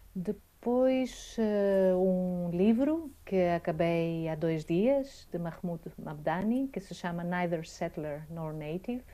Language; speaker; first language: Portuguese; non-native, fluent; Greek